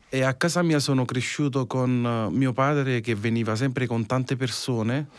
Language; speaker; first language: Italian; native; Italian